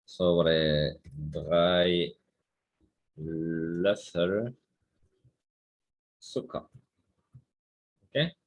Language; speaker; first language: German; non-native, fluent; Spanish